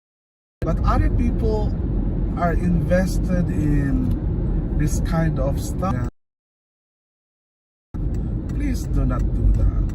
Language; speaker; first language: English; non-native, local second language; Filipino